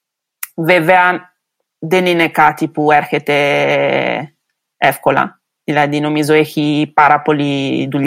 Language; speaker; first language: Greek; non-native, fluent; Italian